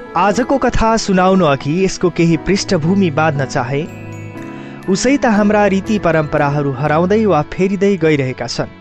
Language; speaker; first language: Nepali; native; Nepali